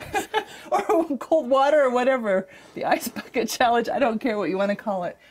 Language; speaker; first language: English; native; English